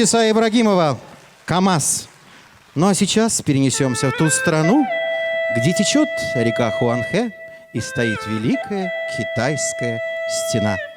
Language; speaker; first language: Russian; native; Russian